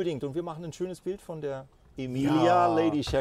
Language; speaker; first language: German; native; German